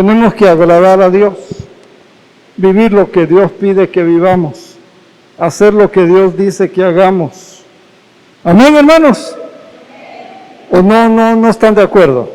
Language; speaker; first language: Spanish; native; Spanish